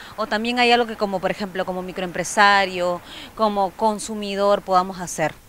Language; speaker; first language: Spanish; native; Spanish